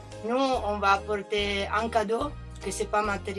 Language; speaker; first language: French; non-native, learner; Italian